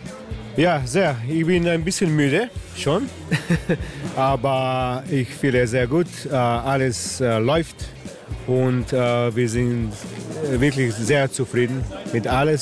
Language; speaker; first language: German; non-native, learner; Slovenian